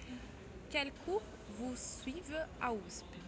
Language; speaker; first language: French; non-native, learner; Portuguese